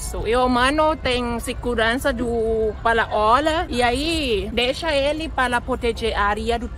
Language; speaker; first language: Portuguese; non-native, learner; Thai